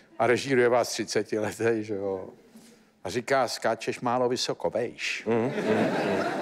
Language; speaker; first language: Czech; native; Czech